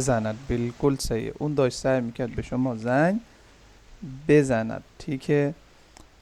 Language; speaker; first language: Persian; non-native, learner; Urdu